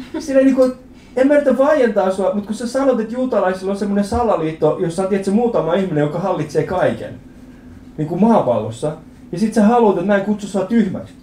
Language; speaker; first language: Finnish; early bilingual, other home language; Persian